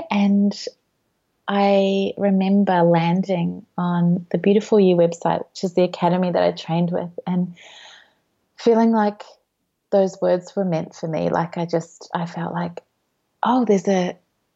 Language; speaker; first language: English; native; English